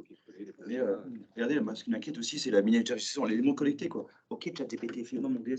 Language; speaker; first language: French; native; French